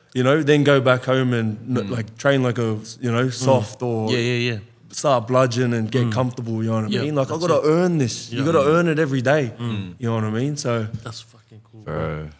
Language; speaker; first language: English; native; English